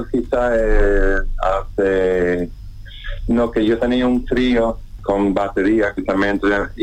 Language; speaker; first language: Spanish; non-native, fluent; English